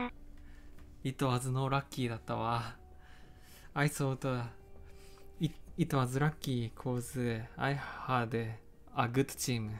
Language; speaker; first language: English; non-native, learner; Japanese